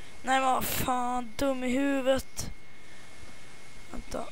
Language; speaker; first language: Swedish; native; Swedish